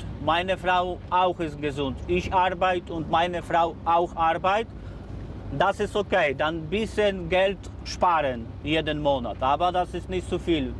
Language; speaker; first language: German; non-native, learner; Polish